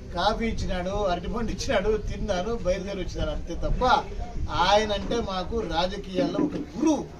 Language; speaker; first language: Telugu; native; Telugu